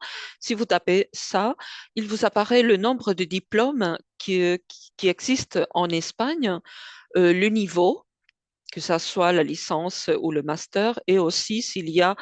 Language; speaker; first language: French; non-native, fluent; Spanish